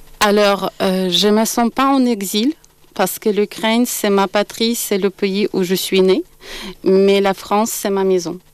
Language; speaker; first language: French; non-native, fluent; Ukrainian